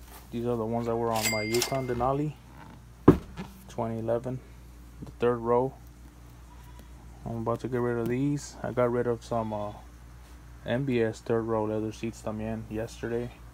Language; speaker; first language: English; early bilingual, other home language; Spanish